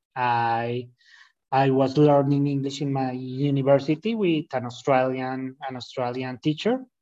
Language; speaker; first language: English; non-native, fluent; Spanish